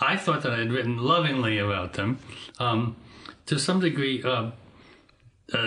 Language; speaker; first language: English; native; English